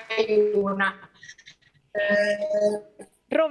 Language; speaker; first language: Spanish; native; Spanish